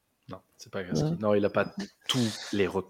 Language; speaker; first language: French; native; French